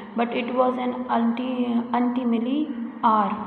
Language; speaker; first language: English; non-native, local second language; Hindi